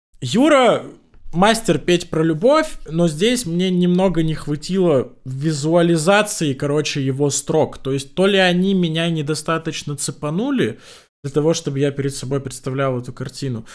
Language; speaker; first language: Russian; native; Russian